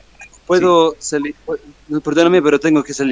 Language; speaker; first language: Spanish; non-native, fluent; Arabic